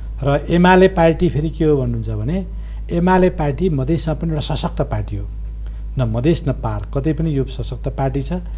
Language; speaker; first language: Nepali; native; Nepali